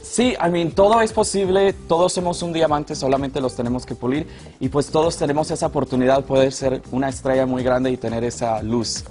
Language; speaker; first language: Spanish; early bilingual, heritage; Spanish